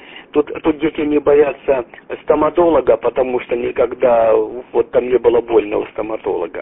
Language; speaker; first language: Russian; native; Russian